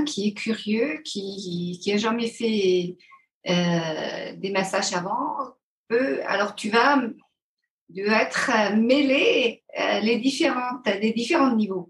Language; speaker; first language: French; non-native, fluent; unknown